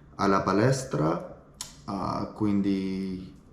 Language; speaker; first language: Italian; non-native, learner; English